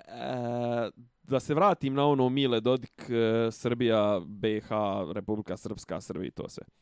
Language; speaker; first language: Bosnian; native; Bosnian